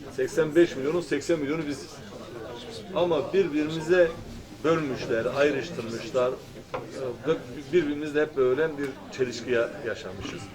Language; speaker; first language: Turkish; native; Turkish